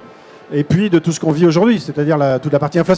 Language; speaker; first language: French; native; French